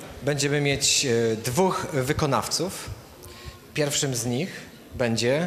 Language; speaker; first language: Polish; native; Polish